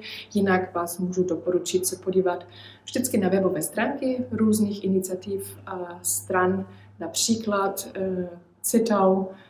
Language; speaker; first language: Czech; early bilingual, heritage; Czech